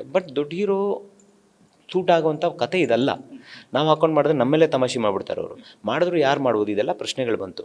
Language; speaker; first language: Kannada; native; Kannada